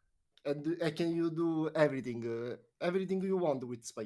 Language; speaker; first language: English; non-native, learner; Italian